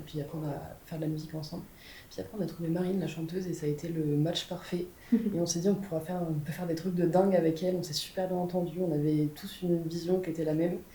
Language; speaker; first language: French; native; French